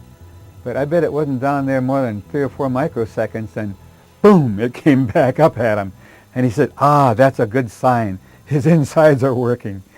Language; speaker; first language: English; native; English